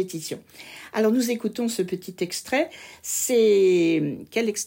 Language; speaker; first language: French; native; French